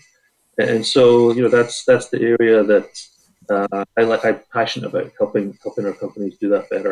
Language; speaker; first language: English; native; English